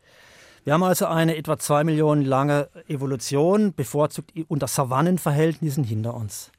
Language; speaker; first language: German; native; German